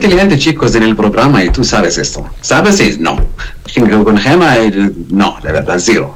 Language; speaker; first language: Spanish; non-native, learner; Arabic